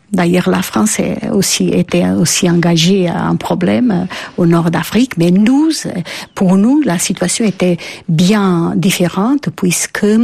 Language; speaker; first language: French; non-native, fluent; Portuguese